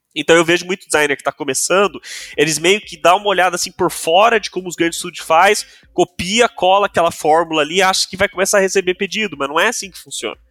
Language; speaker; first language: Portuguese; non-native, local second language; English